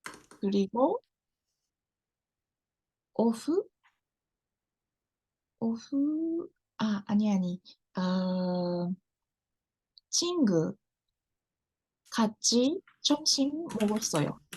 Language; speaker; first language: Korean; non-native, learner; Japanese